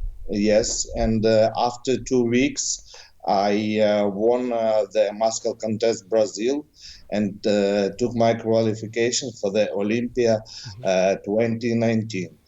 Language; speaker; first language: English; non-native, learner; Ukrainian